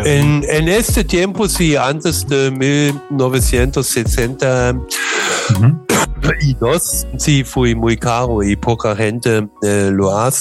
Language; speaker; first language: Spanish; non-native, learner; German